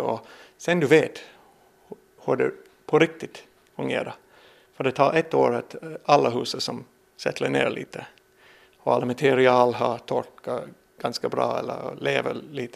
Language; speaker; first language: Swedish; non-native, learner; English